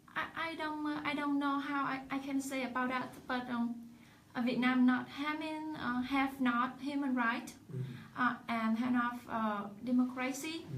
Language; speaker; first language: English; non-native, learner; Vietnamese